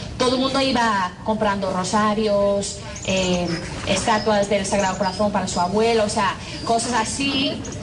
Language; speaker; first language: Spanish; non-native, fluent; English